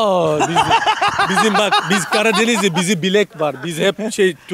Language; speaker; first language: Turkish; non-native, learner; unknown